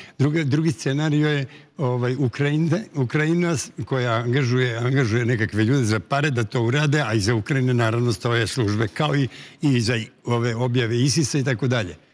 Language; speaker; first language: Bosnian; native; Bosnian